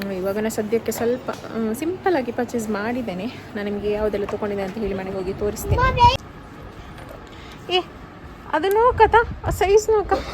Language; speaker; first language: Kannada; native; Kannada